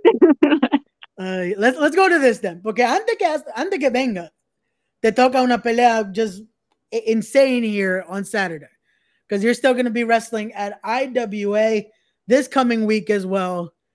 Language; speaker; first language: English; early bilingual, other home language; Spanish